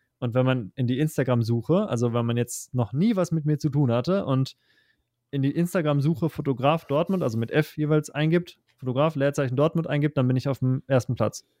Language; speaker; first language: German; native; German